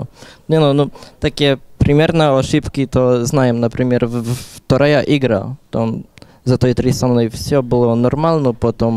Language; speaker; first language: Russian; non-native, learner; Polish